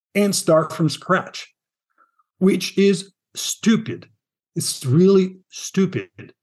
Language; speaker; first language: English; non-native, fluent; Italian